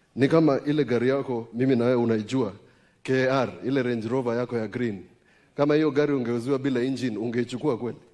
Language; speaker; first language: Swahili; non-native, local second language; Kamba